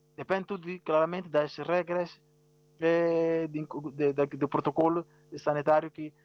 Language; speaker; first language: Portuguese; non-native, local second language; Tsonga